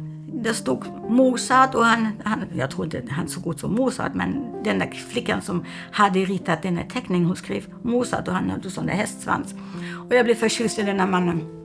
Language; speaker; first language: Swedish; non-native, fluent; German